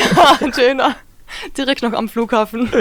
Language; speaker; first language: German; native; German